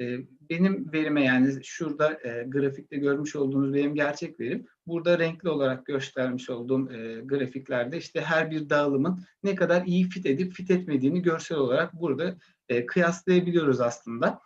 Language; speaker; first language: Turkish; native; Turkish